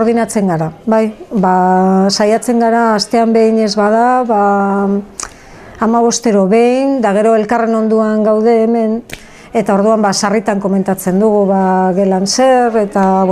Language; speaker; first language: Basque; native; Basque